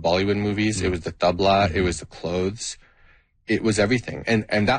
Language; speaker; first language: English; non-native, fluent; Gujarati